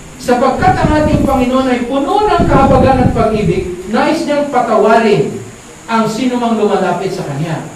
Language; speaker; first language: Filipino; native; Filipino